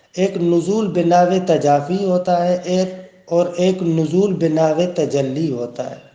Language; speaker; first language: Urdu; native; Urdu